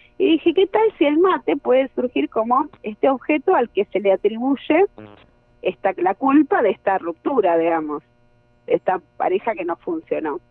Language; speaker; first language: Spanish; native; Spanish